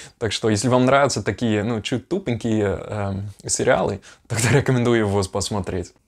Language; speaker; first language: Russian; non-native, fluent; Dutch